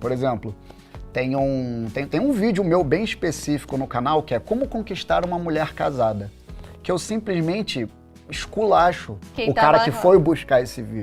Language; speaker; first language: Portuguese; native; Portuguese